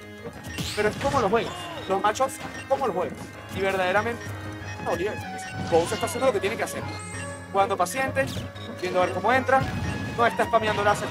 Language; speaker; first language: Spanish; native; Spanish